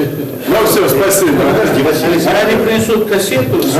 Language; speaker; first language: Russian; non-native, local second language; Turkmen